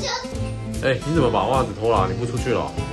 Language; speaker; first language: Chinese; native; Chinese